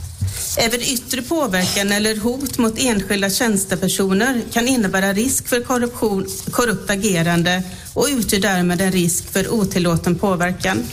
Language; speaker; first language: Swedish; native; Swedish